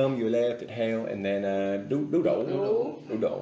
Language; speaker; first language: Vietnamese; non-native, learner; English